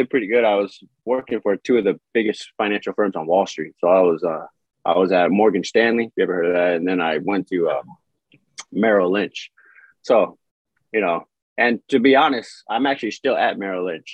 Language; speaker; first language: English; native; English